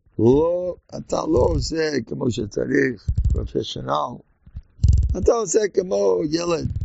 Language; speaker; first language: Hebrew; non-native, learner; English